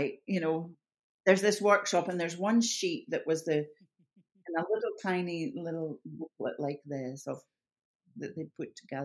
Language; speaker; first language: English; native; English